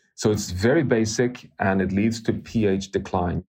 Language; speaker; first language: English; non-native, fluent; Swedish